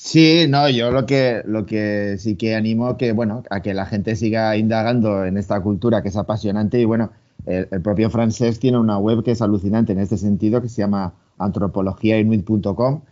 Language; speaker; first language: Spanish; native; Spanish